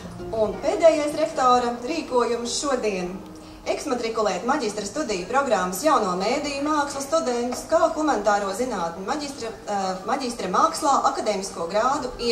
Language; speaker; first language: Latvian; native; Latvian